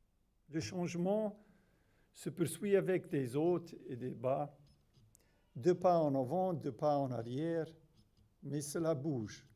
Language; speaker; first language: French; non-native, fluent; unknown